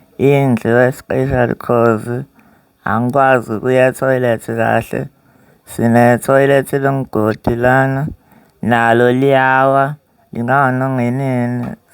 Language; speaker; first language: Zulu; native; Zulu